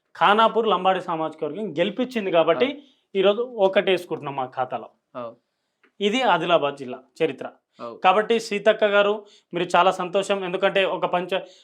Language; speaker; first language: Telugu; native; Telugu